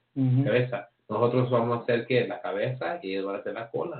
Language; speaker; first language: Spanish; early bilingual, heritage; English